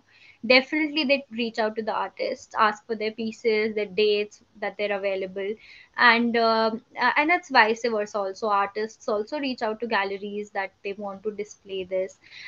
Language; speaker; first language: English; non-native, local second language; Hindi